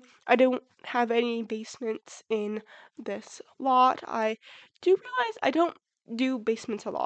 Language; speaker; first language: English; native; English